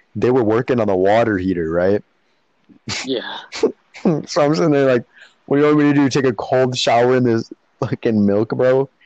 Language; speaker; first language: English; native; English